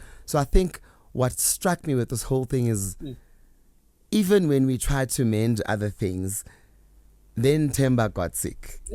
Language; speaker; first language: English; non-native, local second language; Zulu